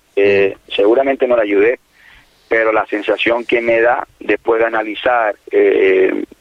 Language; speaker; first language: Spanish; native; Spanish